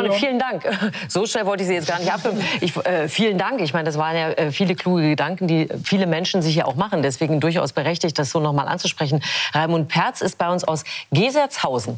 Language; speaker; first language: German; native; German